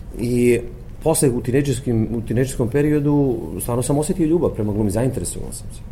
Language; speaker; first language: Serbian; native; Serbian